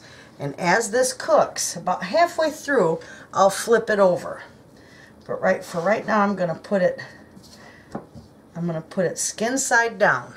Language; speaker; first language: English; native; English